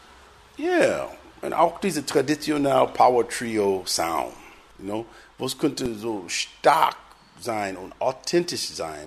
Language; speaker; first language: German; non-native, fluent; English